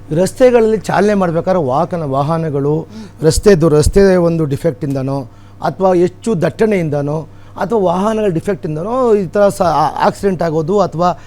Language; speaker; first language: Kannada; native; Kannada